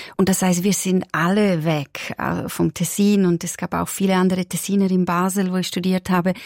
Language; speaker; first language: German; non-native, local second language; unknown